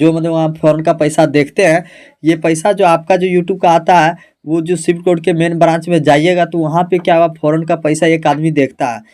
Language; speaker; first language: Hindi; native; Hindi